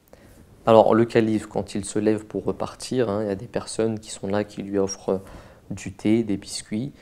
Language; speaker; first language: French; native; French